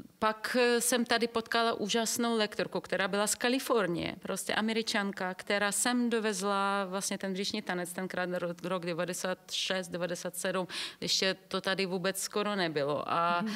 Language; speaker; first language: Czech; non-native, fluent; Russian